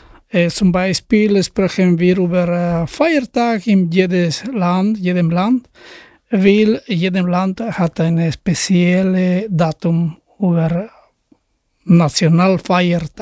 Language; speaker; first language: German; non-native, learner; Spanish